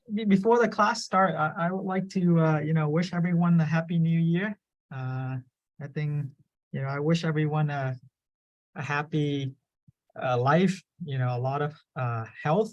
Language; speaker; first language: English; non-native, fluent; Vietnamese